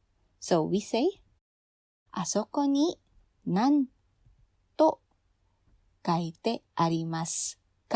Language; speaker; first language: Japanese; non-native, fluent; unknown